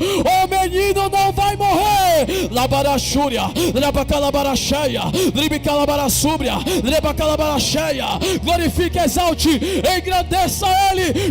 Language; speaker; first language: Portuguese; native; Portuguese